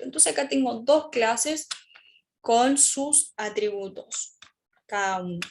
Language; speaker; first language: Spanish; native; Spanish